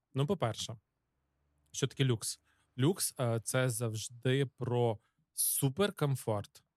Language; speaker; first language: Ukrainian; native; Ukrainian